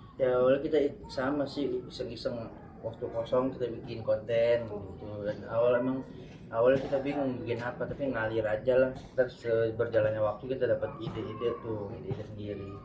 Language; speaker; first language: Indonesian; native; Indonesian